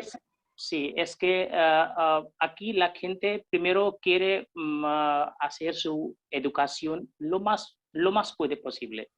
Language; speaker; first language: Spanish; non-native, fluent; Hindi